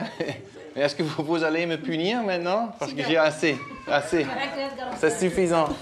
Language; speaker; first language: French; non-native, learner; Dutch